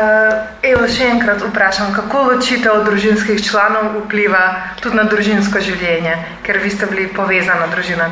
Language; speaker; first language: Slovenian; non-native, learner; Arabic